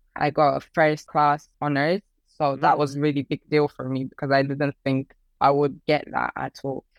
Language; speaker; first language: English; early bilingual, other home language; Persian